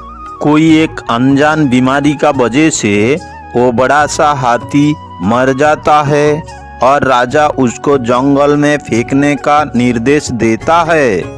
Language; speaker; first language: Hindi; non-native, local second language; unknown